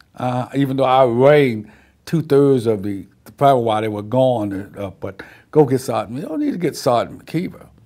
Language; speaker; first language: English; native; English